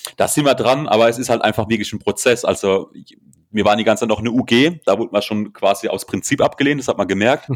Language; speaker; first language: German; native; German